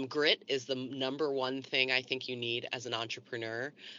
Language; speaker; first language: English; native; English